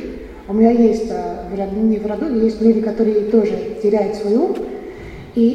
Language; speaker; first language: Russian; non-native, fluent; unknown